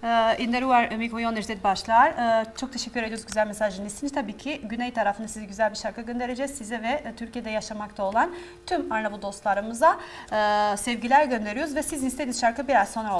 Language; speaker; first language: Turkish; non-native, fluent; Albanian